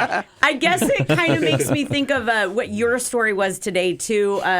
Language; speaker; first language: English; native; English